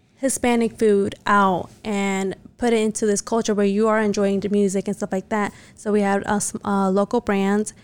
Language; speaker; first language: English; early bilingual, other home language; Spanish